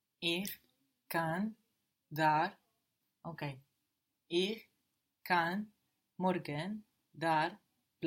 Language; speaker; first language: German; non-native, learner; English